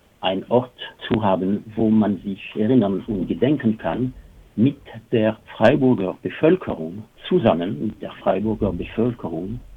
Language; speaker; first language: German; non-native, fluent; French